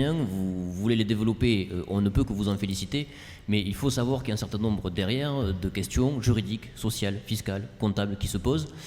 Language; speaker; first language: French; native; French